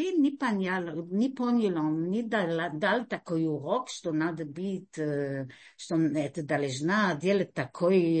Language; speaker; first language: Russian; early bilingual, heritage; Russian